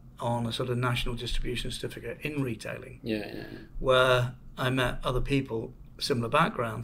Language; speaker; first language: English; native; English